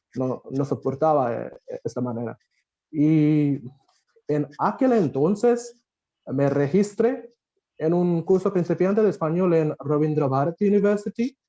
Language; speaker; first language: Spanish; non-native, fluent; Bangla